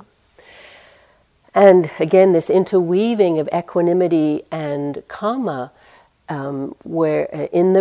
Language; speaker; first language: English; native; English